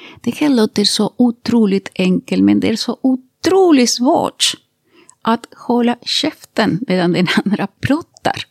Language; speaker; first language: Swedish; non-native, fluent; Spanish